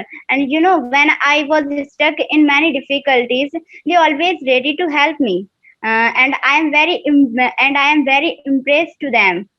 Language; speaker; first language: English; non-native, learner; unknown